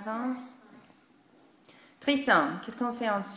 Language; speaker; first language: French; non-native, fluent; English